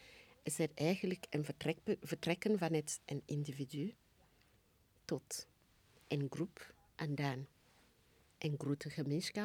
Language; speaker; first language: Dutch; non-native, fluent; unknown